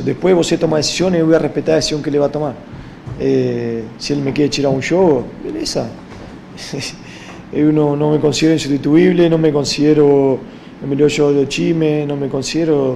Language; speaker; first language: Portuguese; non-native, fluent; Spanish